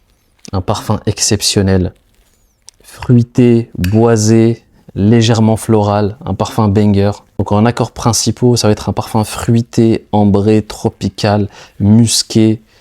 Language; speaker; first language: French; native; French